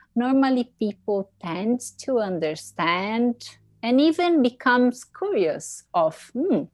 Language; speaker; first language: English; non-native, fluent; Portuguese